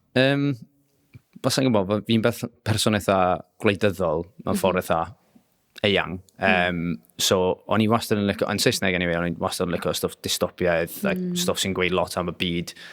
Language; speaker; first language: Welsh; non-native, local second language; English